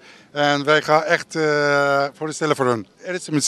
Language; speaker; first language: Dutch; non-native, learner; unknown